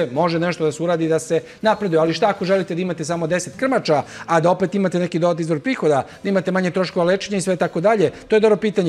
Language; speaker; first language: Serbian; native; Serbian